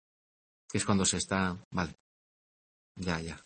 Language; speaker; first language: Spanish; native; Spanish